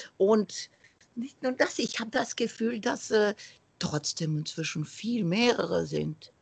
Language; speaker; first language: German; non-native, fluent; Romanian